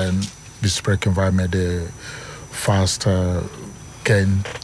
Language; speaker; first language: Dutch; non-native, fluent; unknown